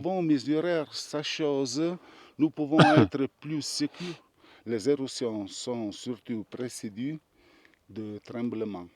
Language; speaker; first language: French; non-native, learner; Italian